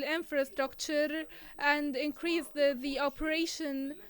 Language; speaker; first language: English; non-native, fluent; Arabic